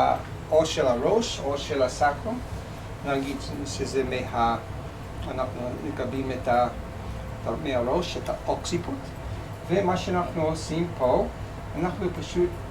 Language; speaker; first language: Hebrew; non-native, fluent; English